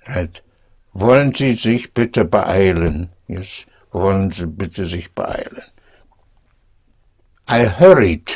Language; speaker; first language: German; non-native, fluent; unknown